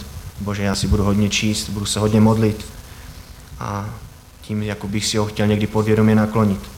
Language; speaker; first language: Czech; native; Czech